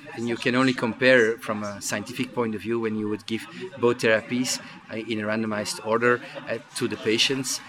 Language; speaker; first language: English; non-native, fluent; Dutch